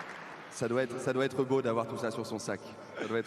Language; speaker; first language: French; native; French